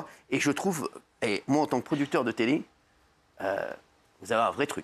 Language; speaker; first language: French; native; French